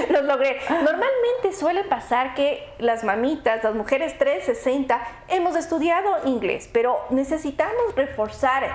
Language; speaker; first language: Spanish; native; Spanish